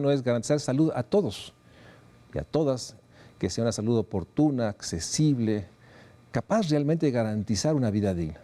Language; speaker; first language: Spanish; native; Spanish